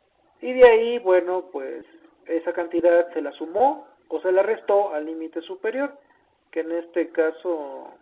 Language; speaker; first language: Spanish; native; Spanish